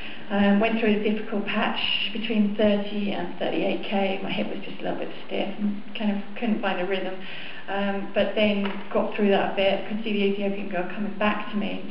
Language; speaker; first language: English; native; English